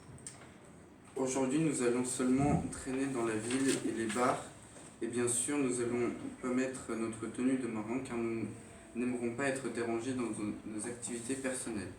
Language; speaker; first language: French; native; French